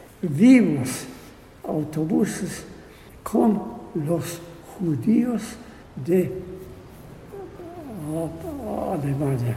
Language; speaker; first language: Spanish; non-native, fluent; Polish